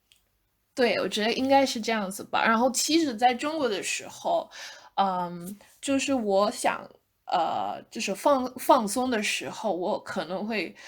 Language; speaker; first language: Chinese; non-native, fluent; English